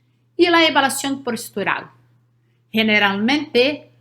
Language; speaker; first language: Spanish; non-native, learner; Portuguese